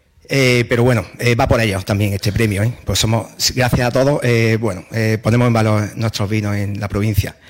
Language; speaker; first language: Spanish; native; Spanish